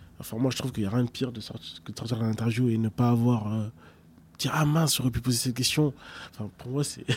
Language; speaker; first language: French; early bilingual, other home language; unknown